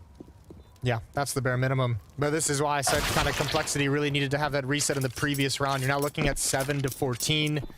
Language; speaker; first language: English; native; English